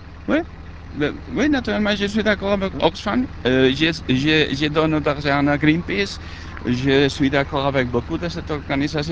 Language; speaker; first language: French; non-native, learner; Spanish